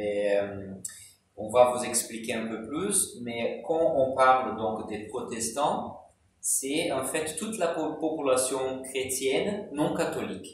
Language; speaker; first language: French; non-native, fluent; Portuguese